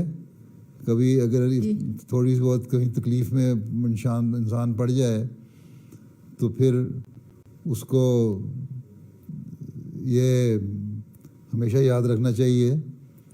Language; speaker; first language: Urdu; native; Urdu